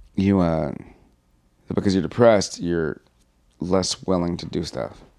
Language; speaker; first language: English; native; English